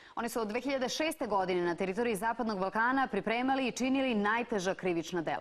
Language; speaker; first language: Serbian; native; Serbian